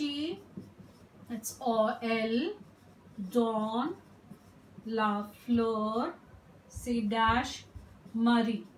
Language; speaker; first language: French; non-native, fluent; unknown